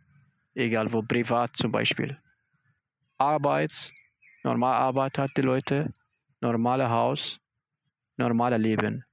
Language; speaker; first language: German; non-native, learner; Arabic